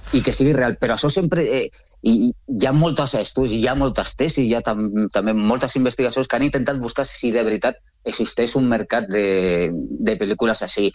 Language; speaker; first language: Catalan; non-native, local second language; Spanish